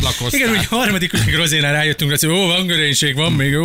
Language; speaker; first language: Hungarian; native; Hungarian